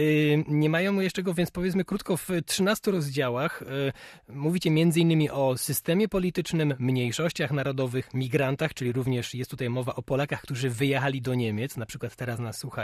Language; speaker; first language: Polish; native; Polish